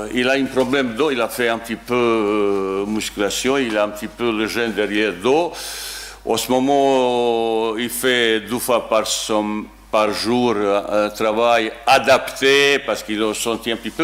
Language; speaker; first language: French; non-native, learner; Bosnian